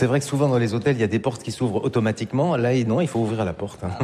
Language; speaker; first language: French; native; French